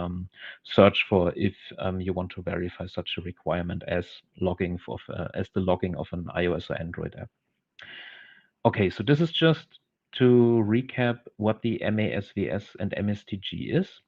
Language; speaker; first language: English; non-native, fluent; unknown